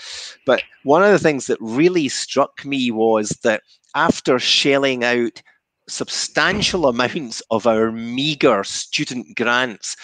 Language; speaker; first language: English; native; English